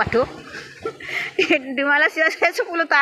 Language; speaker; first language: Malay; non-native, local second language; Javanese